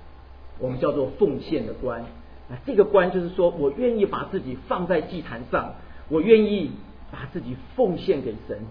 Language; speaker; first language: Chinese; native; Chinese